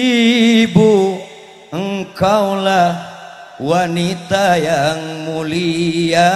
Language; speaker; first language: Indonesian; non-native, local second language; Sundanese